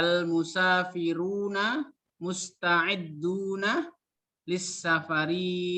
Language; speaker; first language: Arabic; non-native, learner; Indonesian